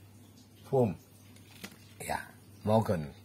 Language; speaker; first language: German; non-native, learner; Indonesian